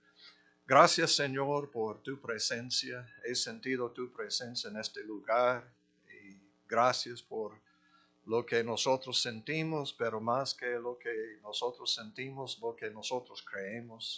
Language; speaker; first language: Spanish; non-native, fluent; English